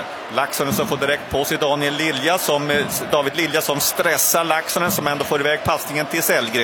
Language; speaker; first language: Swedish; native; Swedish